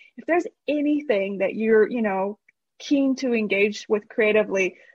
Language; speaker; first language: English; native; English